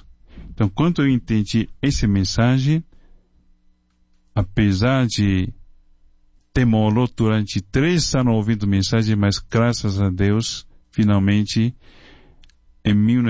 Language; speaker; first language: Portuguese; non-native, fluent; Chinese